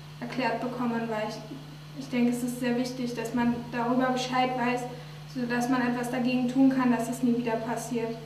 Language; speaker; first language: German; native; German